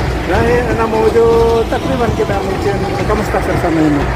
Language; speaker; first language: Arabic; non-native, learner; Indonesian